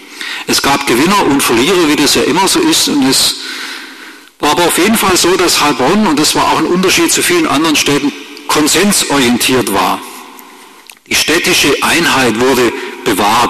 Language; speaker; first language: German; native; German